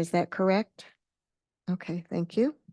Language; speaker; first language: English; native; English